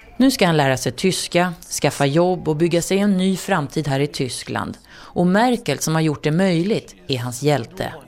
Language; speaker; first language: Swedish; native; Swedish